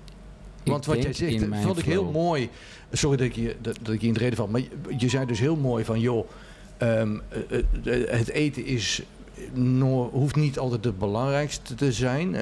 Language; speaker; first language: Dutch; native; Dutch